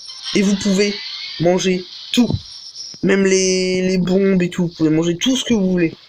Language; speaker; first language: French; native; French